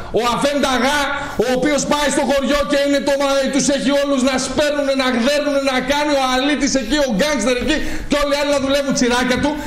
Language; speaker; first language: Greek; native; Greek